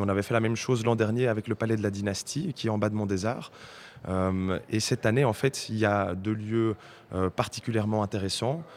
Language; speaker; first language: French; native; French